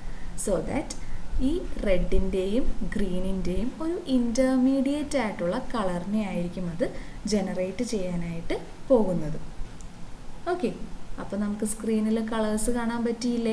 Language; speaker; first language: Malayalam; native; Malayalam